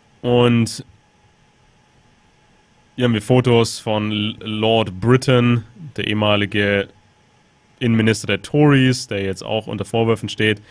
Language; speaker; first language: German; native; German